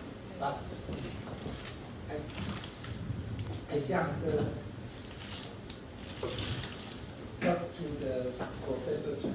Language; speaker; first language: English; non-native, learner; Chinese